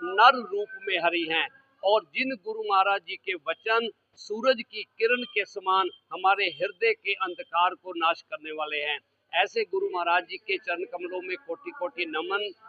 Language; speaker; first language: Hindi; non-native, local second language; Punjabi